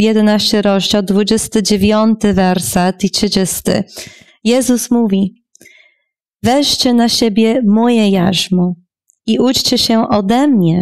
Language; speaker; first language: Polish; non-native, fluent; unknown